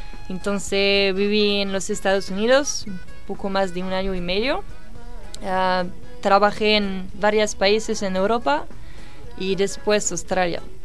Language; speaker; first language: Spanish; non-native, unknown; French